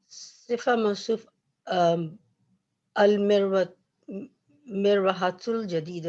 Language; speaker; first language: Arabic; non-native, learner; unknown